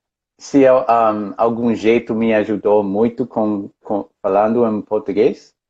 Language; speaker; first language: Portuguese; non-native, fluent; English